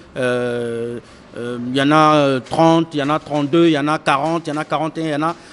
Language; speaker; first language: French; non-native, local second language; Lingala